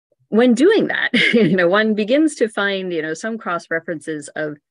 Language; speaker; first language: English; native; English